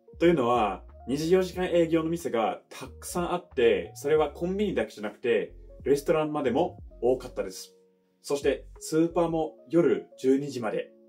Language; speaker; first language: Japanese; non-native, fluent; English